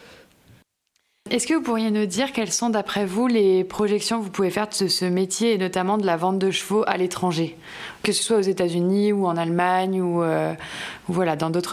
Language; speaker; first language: French; native; French